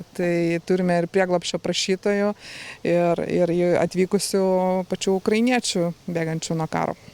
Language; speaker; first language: Lithuanian; native; Lithuanian